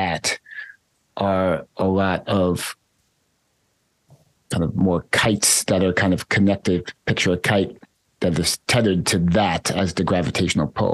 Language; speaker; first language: English; native; English